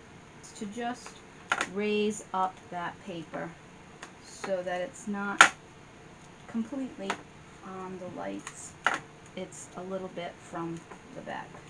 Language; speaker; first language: English; native; English